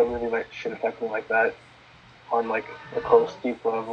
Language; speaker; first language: English; native; English